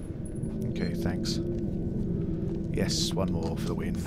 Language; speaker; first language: English; native; English